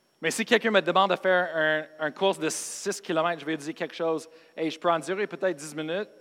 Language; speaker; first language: French; non-native, fluent; English